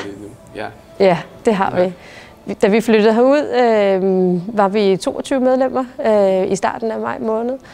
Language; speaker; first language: Danish; native; Danish